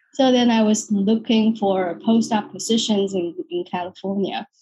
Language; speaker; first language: English; non-native, fluent; Chinese